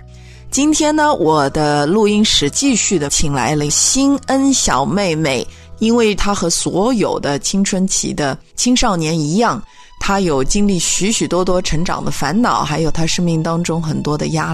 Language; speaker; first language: Chinese; native; Chinese